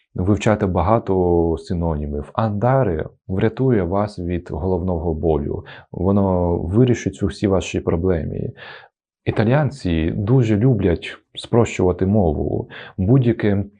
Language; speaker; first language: Ukrainian; non-native, fluent; Italian